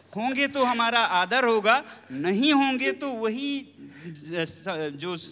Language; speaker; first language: Hindi; non-native, local second language; Ladakhi